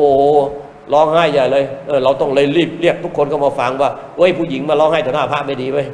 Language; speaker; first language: Thai; native; Thai